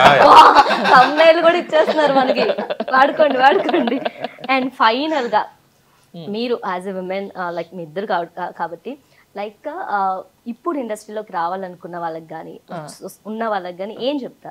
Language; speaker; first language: Telugu; native; Telugu